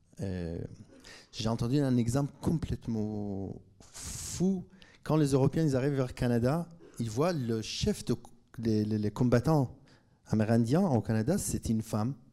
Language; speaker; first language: French; non-native, fluent; Kurdish